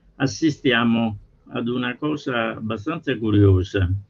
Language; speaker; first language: Italian; native; Italian